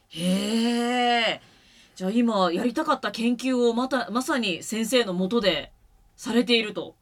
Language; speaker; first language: Japanese; native; Japanese